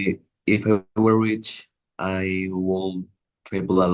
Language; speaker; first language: English; non-native, learner; Spanish